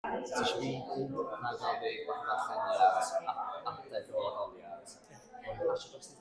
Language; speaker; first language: Welsh; native; Welsh